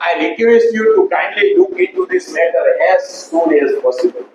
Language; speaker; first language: English; non-native, local second language; Gujarati